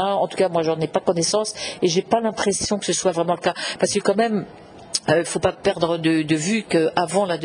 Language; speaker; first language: French; native; French